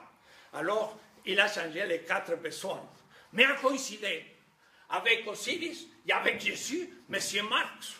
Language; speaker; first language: French; non-native, fluent; Spanish